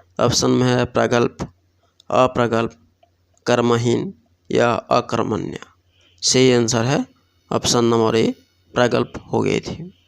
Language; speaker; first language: Hindi; non-native, local second language; Odia